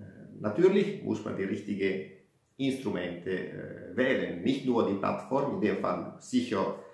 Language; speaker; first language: German; non-native, fluent; Italian